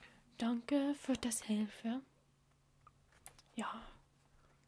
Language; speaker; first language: German; non-native, learner; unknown